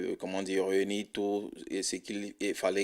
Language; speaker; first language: French; non-native, fluent; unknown